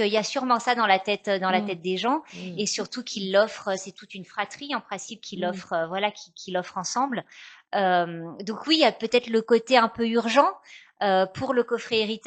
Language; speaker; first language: French; native; French